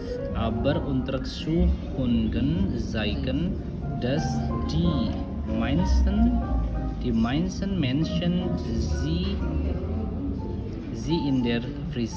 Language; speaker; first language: German; non-native, learner; Indonesian